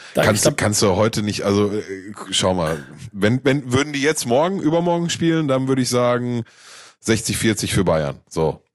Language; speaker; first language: German; native; German